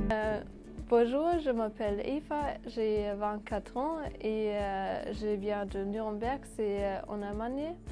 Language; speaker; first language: French; non-native, fluent; German